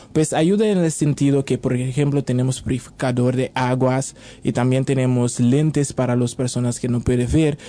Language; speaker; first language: Spanish; non-native, fluent; Papiamento